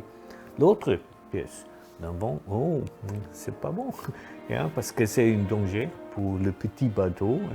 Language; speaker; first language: French; non-native, fluent; German